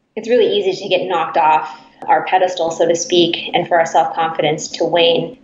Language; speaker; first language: English; native; English